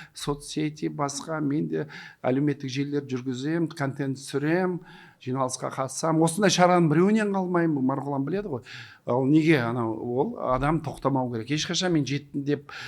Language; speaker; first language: Kazakh; non-native, local second language; Russian